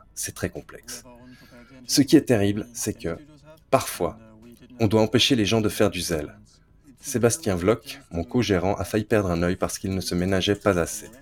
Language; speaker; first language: French; native; French